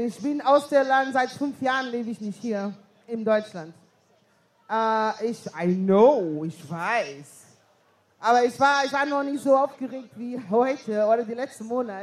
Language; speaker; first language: German; non-native, fluent; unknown